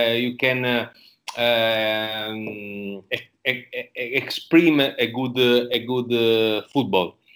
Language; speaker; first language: English; non-native, learner; Italian